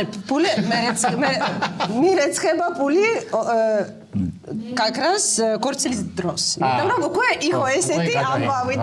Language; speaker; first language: Georgian; non-native, fluent; Russian